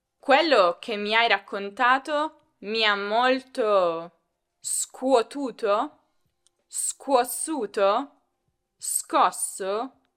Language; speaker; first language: Italian; native; Italian